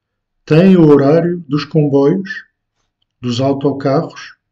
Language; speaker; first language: Portuguese; non-native, fluent; French